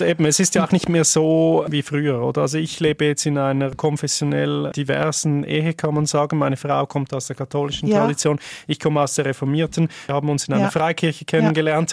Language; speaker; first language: German; native; German